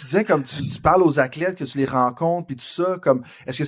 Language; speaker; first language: French; native; French